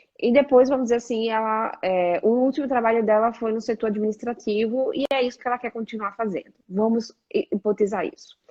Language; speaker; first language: Portuguese; native; Portuguese